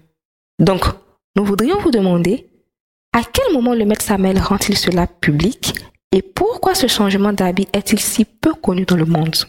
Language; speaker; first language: French; non-native, fluent; Spanish